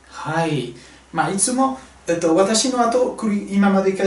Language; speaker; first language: Japanese; non-native, fluent; French